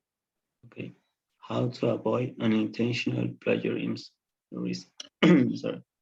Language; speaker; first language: English; non-native, learner; Spanish